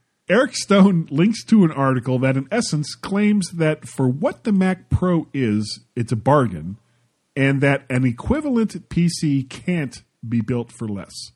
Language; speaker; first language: English; native; English